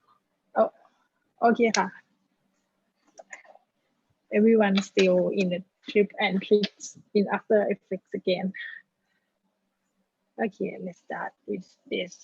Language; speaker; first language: English; non-native, learner; Thai